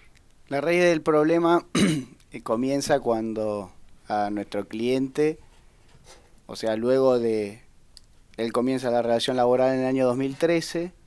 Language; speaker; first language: Spanish; native; Spanish